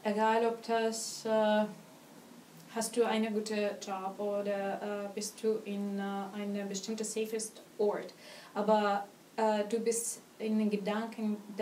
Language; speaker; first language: German; non-native, learner; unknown